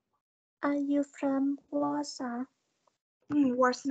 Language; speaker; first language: English; non-native, learner; Vietnamese